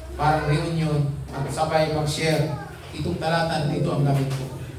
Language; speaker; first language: Filipino; non-native, local second language; Bikol